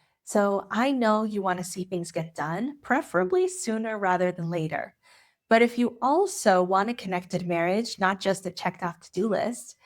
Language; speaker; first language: English; native; English